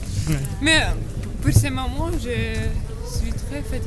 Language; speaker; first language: French; non-native, learner; Ukrainian